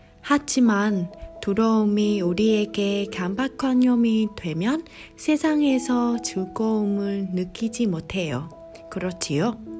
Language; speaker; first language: Korean; non-native, learner; Vietnamese